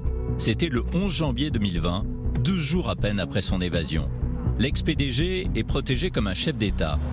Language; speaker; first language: French; native; French